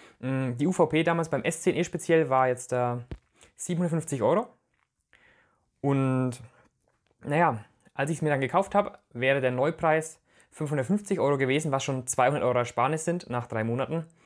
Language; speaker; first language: German; native; German